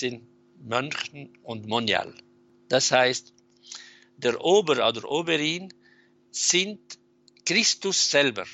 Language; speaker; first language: German; non-native, fluent; Arabic